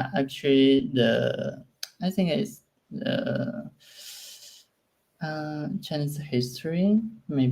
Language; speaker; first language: English; non-native, learner; Chinese